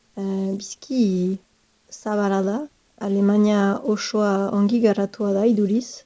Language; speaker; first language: Basque; non-native, local second language; French